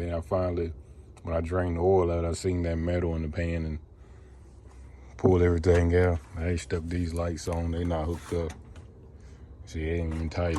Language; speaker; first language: English; native; English